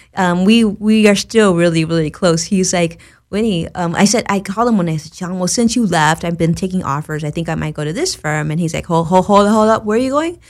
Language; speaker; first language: English; native; English